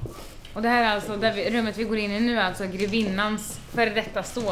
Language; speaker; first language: Swedish; native; Swedish